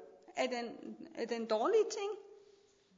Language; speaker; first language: Danish; non-native, learner; Persian